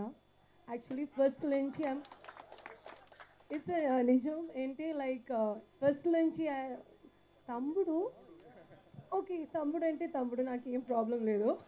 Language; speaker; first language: Telugu; non-native, learner; Malayalam